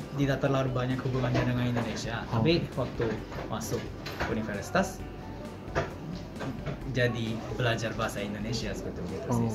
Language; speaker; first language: Indonesian; non-native, fluent; Japanese